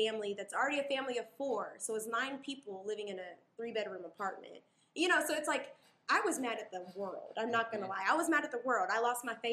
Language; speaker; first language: English; native; English